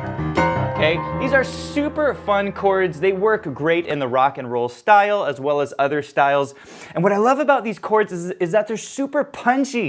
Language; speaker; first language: English; native; English